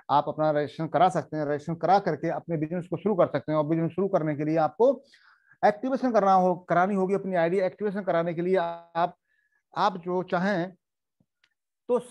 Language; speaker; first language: Hindi; native; Hindi